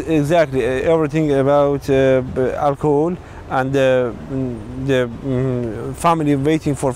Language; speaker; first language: English; non-native, learner; Persian